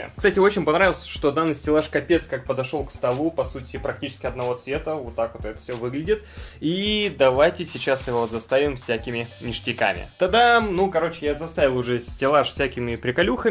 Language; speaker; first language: Russian; native; Russian